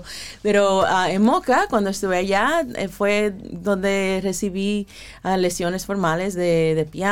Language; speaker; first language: Spanish; early bilingual, heritage; Spanish